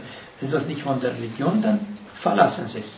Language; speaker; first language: German; non-native, fluent; Arabic